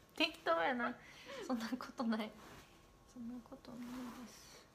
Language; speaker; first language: Japanese; native; Japanese